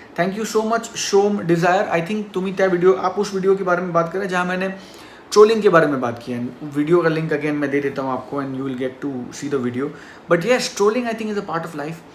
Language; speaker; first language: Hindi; non-native, local second language; Marathi